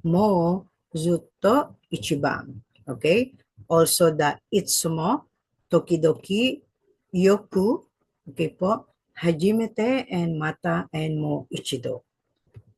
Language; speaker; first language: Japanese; non-native, fluent; Filipino